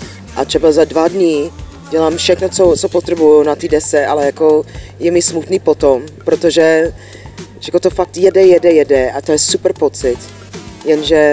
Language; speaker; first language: Czech; non-native, learner; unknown